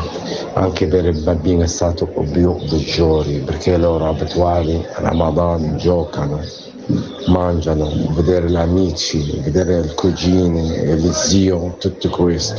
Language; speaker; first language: Italian; non-native, learner; Arabic